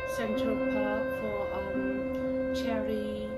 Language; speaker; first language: English; non-native, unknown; Khmer